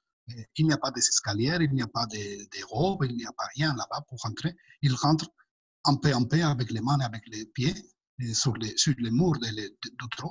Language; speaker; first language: French; non-native, fluent; Spanish